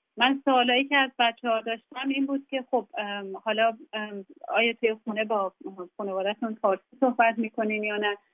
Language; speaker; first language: Persian; native; Persian